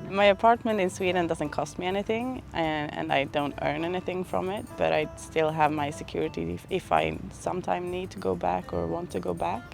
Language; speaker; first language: English; non-native, fluent; Swedish